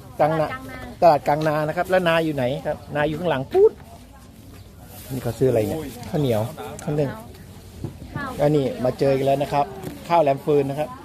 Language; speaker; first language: Thai; native; Thai